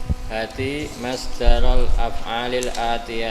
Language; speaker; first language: Arabic; non-native, learner; Indonesian